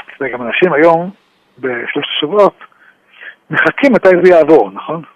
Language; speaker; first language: Hebrew; native; Hebrew